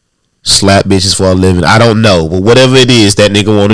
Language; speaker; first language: English; native; English